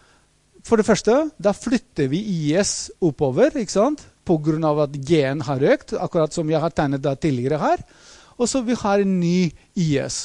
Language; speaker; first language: Norwegian; non-native, fluent; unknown